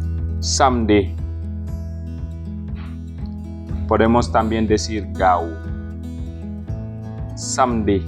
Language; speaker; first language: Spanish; non-native, fluent; Wolof